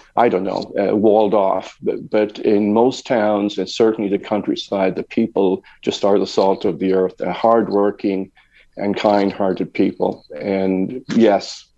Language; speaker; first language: English; native; English